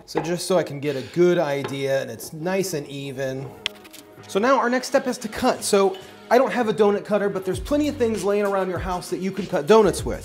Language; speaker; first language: English; native; English